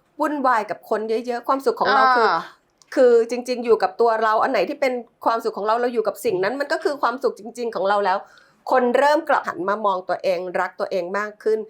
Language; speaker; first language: Thai; native; Thai